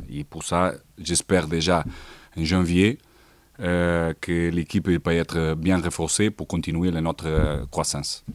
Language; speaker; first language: French; non-native, fluent; Portuguese